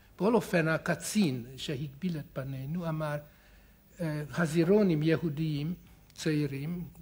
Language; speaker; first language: Hebrew; non-native, fluent; Hungarian